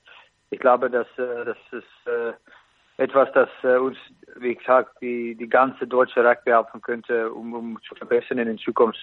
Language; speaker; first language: German; non-native, fluent; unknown